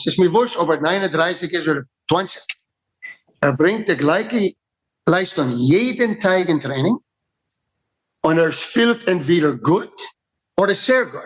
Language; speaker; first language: German; non-native, learner; English